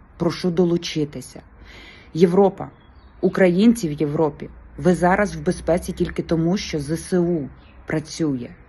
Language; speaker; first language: Ukrainian; native; Ukrainian